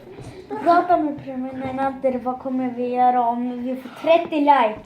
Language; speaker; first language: Swedish; early bilingual, other home language; Turkish